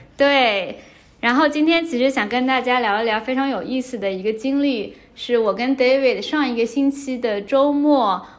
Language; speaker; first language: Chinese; native; Chinese